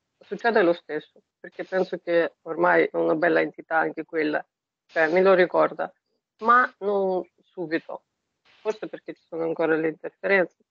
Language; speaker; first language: Italian; non-native, fluent; Russian